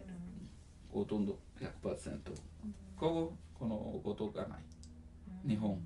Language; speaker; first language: Japanese; non-native, learner; Italian